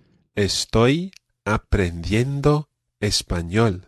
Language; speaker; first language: Spanish; non-native, fluent; English